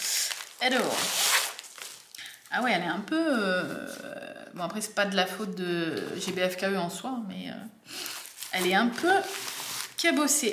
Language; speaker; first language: French; native; French